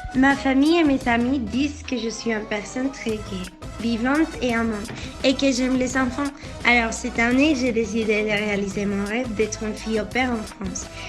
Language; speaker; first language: French; non-native, learner; Spanish